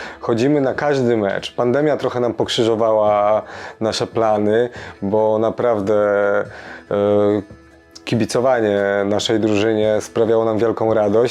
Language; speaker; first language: Polish; native; Polish